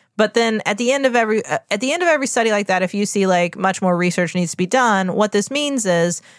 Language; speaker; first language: English; native; English